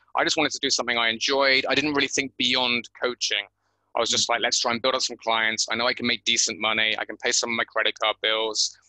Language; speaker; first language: English; native; English